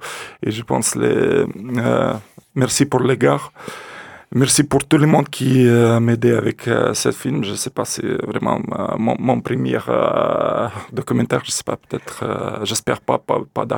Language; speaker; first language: French; non-native, learner; Russian